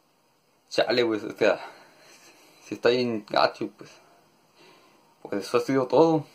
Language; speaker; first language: Spanish; native; Spanish